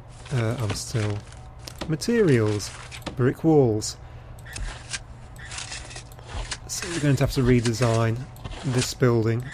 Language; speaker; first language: English; native; English